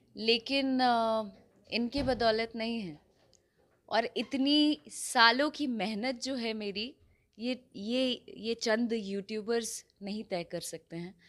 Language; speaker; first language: Hindi; native; Hindi